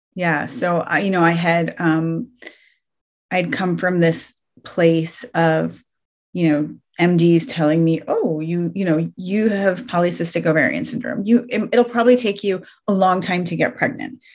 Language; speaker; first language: English; early bilingual, other home language; Persian